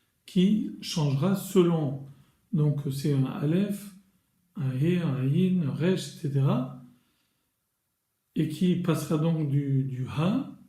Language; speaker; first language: French; native; French